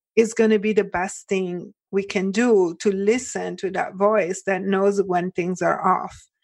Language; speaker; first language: English; early bilingual, other home language; Italian